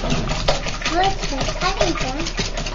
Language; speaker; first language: French; native; French